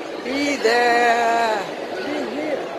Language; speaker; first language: English; non-native, learner; French